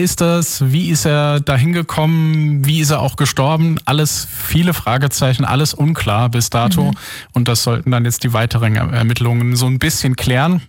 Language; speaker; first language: German; native; German